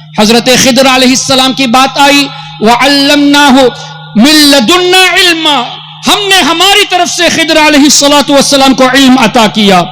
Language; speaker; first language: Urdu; non-native, fluent; Memoni